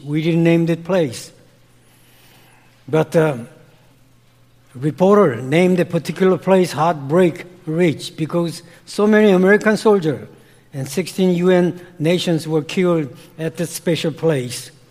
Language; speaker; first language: English; non-native, fluent; Korean